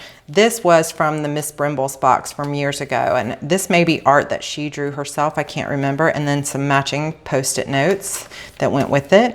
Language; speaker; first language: English; native; English